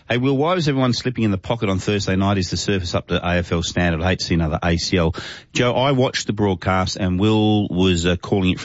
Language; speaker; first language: English; native; English